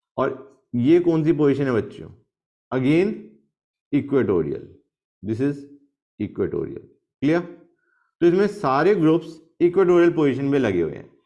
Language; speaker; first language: Hindi; native; Hindi